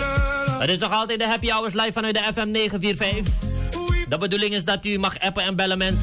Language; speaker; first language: Dutch; native; Dutch